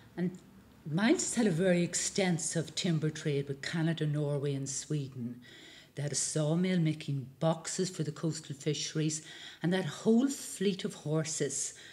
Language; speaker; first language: English; native; English